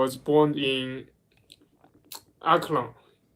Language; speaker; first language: English; non-native, learner; Chinese